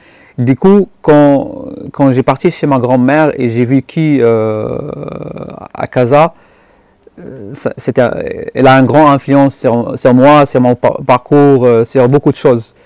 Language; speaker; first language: French; non-native, local second language; Arabic